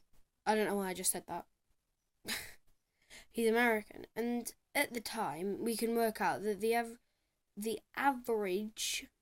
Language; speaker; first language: English; native; English